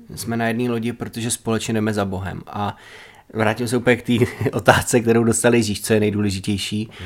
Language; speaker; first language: Czech; native; Czech